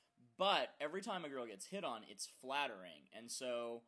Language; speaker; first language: English; native; English